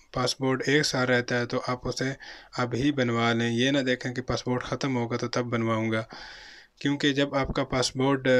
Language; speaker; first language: Urdu; non-native, local second language; Punjabi